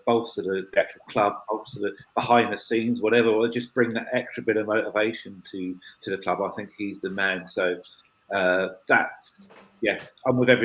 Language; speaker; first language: English; native; English